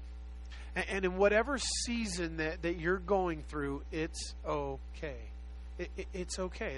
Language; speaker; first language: English; native; English